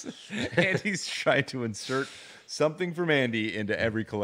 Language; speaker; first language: English; native; English